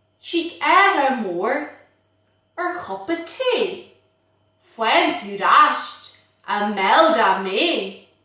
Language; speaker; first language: Irish; native; Irish